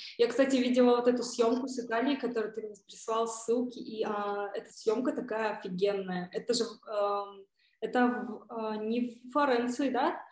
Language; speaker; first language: Russian; non-native, local second language; Kyrgyz